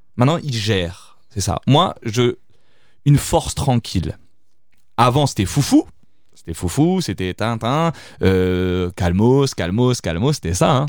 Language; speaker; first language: French; early bilingual, other home language; Italian